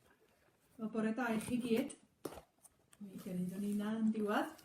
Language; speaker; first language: Welsh; native; Welsh